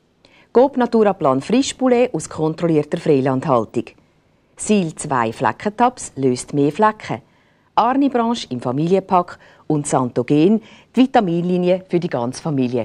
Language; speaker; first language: German; native; German